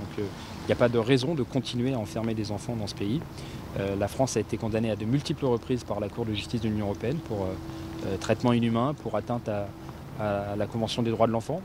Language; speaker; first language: French; native; French